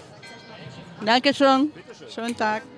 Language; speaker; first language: German; non-native, learner; Ukrainian